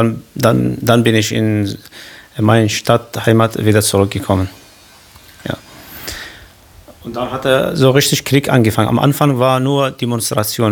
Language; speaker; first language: German; non-native, learner; Kurdish